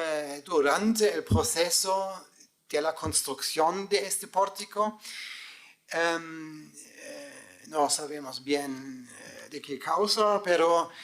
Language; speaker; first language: Spanish; non-native, fluent; German